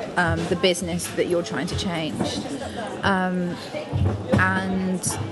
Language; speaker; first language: English; native; English